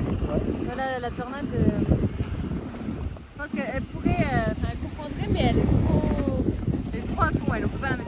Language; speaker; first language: French; native; French